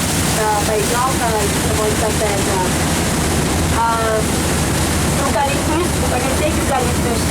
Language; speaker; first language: French; non-native, learner; Thai